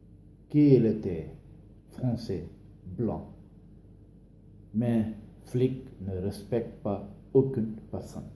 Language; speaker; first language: French; non-native, learner; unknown